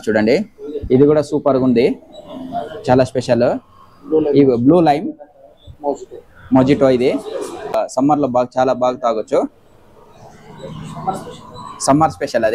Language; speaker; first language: Telugu; native; Telugu